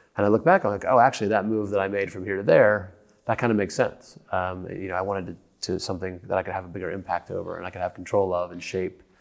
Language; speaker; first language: English; native; English